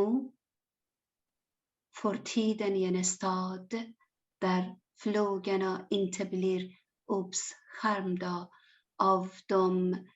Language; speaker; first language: Swedish; non-native, learner; Persian